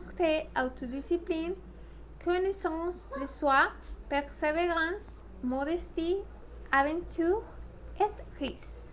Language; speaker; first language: French; non-native, learner; Spanish